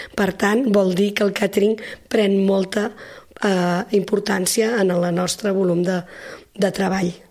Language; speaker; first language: Catalan; native; Catalan